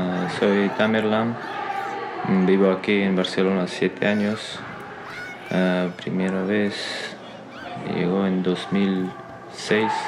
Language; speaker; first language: Spanish; non-native, fluent; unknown